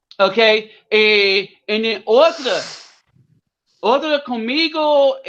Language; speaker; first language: Portuguese; non-native, learner; English